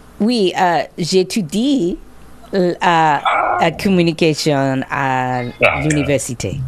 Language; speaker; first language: French; non-native, learner; English